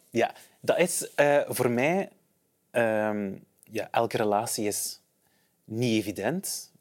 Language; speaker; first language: Dutch; native; Dutch